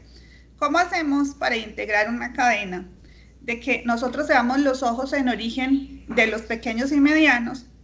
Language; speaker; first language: Spanish; native; Spanish